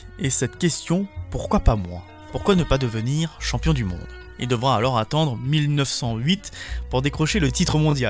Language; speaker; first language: French; native; French